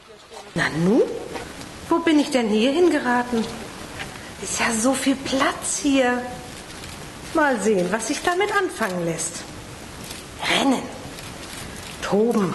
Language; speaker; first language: German; native; German